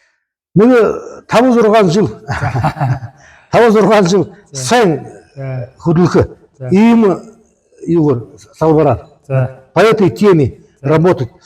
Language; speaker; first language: Mongolian; non-native, learner; Buriat